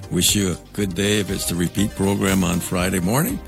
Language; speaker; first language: English; non-native, local second language; Spanish